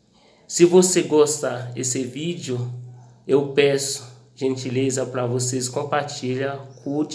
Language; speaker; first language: Portuguese; non-native, local second language; Haitian Creole